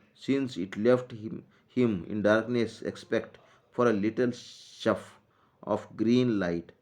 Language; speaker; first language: English; non-native, local second language; Marathi